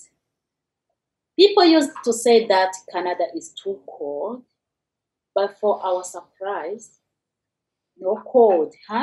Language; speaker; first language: English; non-native, local second language; Kinyarwanda